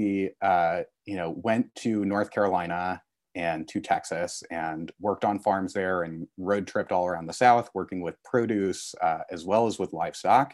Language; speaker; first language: English; native; English